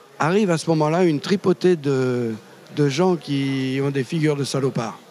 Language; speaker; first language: French; native; French